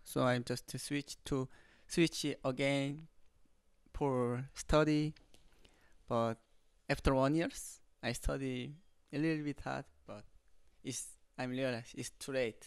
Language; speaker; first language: English; non-native, learner; Korean